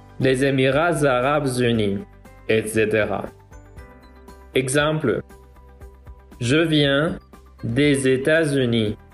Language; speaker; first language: French; non-native, learner; Spanish